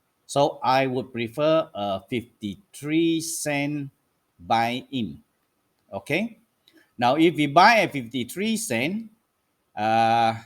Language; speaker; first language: English; non-native, local second language; Malay